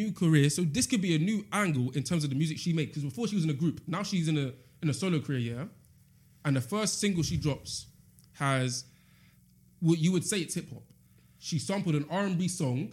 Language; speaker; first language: English; native; English